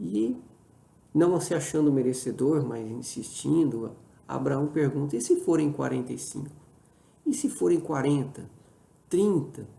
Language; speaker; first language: Portuguese; native; Portuguese